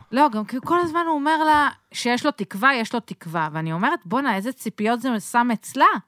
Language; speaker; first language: Hebrew; native; Hebrew